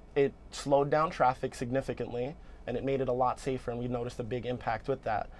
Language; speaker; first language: English; native; English